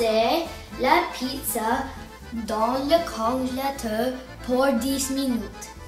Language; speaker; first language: French; non-native, learner; English